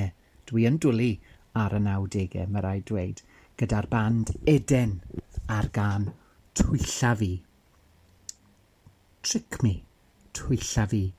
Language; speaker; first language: Welsh; native; Welsh